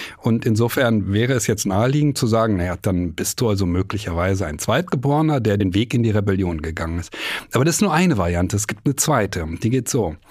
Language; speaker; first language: German; native; German